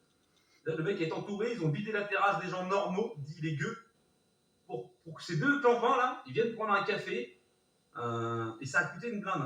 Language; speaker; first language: French; native; French